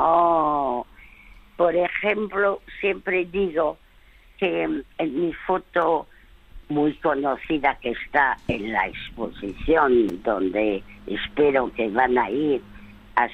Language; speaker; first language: Spanish; early bilingual, other home language; French